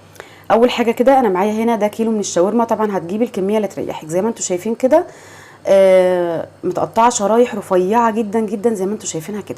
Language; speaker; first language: Arabic; native; Arabic